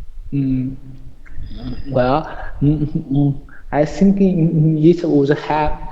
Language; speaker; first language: English; non-native, learner; Chinese